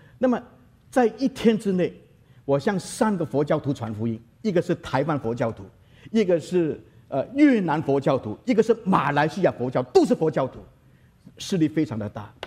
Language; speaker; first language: Chinese; native; Chinese